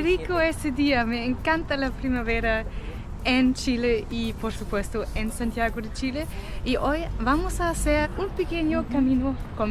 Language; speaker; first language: Spanish; non-native, fluent; German